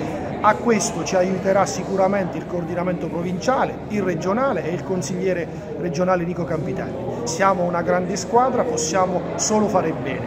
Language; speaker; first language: Italian; native; Italian